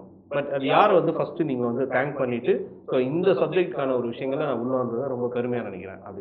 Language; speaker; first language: Tamil; native; Tamil